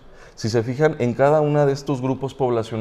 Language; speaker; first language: Spanish; native; Spanish